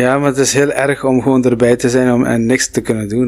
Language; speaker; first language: Dutch; non-native, local second language; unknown